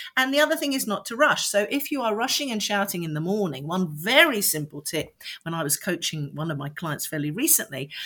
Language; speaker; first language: English; native; English